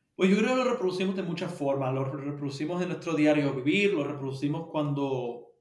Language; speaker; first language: Spanish; early bilingual, heritage; Spanish